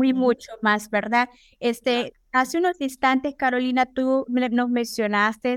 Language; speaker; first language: Spanish; native; Spanish